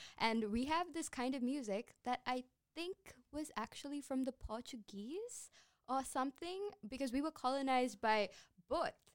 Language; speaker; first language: English; non-native, local second language; Sinhala